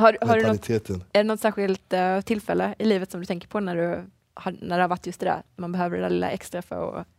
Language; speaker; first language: Swedish; native; Swedish